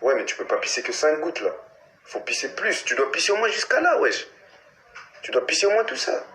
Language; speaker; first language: French; native; French